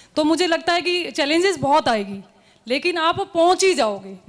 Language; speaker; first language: Hindi; native; Hindi